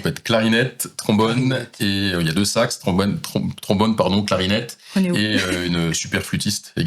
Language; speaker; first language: French; native; French